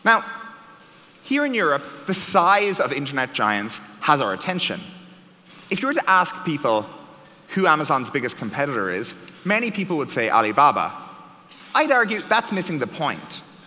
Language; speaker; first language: English; native; English